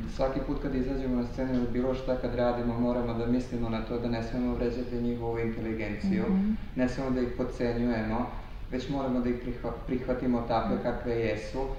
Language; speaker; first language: Serbian; non-native, local second language; Hungarian